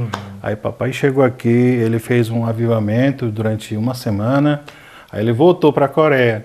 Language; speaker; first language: Portuguese; non-native, fluent; Korean